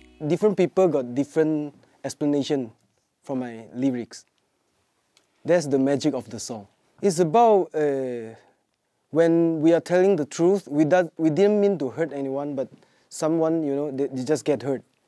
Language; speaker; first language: English; non-native, local second language; Chinese